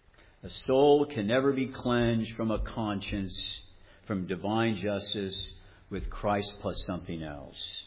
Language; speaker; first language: English; native; English